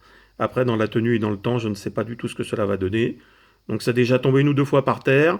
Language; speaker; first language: French; native; French